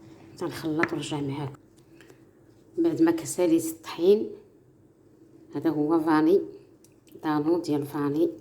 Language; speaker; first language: Arabic; native; Arabic